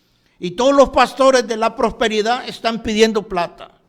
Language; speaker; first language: Spanish; native; Spanish